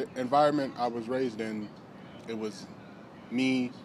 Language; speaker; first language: English; native; English